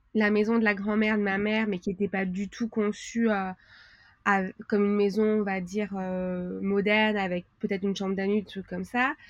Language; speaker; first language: French; native; French